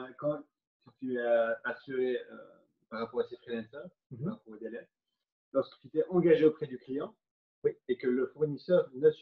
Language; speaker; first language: French; native; French